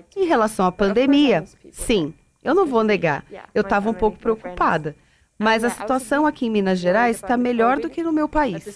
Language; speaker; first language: Portuguese; non-native, learner; Finnish